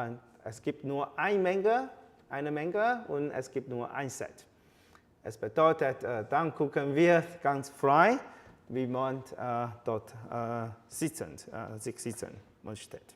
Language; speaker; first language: German; non-native, fluent; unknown